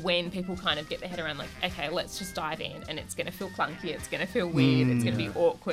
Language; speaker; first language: English; native; English